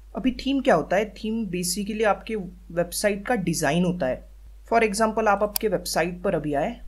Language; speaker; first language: Hindi; native; Hindi